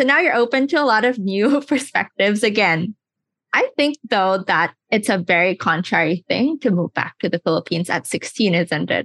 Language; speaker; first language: English; non-native, local second language; Filipino